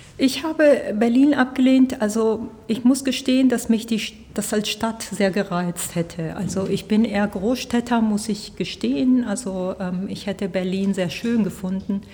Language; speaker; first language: German; early bilingual, heritage; Spanish